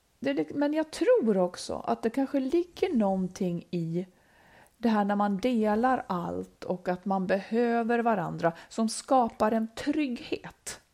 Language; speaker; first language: Swedish; native; Swedish